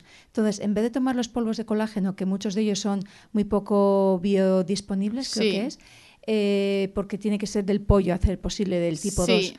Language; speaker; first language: Spanish; native; Spanish